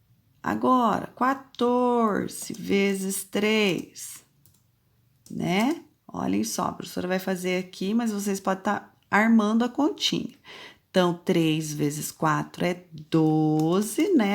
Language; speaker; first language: Portuguese; native; Portuguese